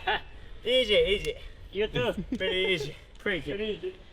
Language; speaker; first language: English; non-native, learner; Japanese